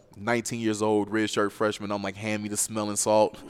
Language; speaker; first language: English; native; English